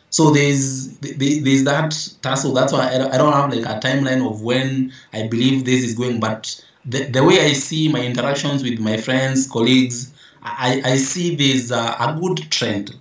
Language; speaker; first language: English; non-native, local second language; Meru